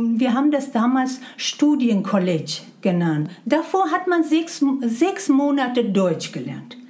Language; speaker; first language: German; non-native, fluent; Persian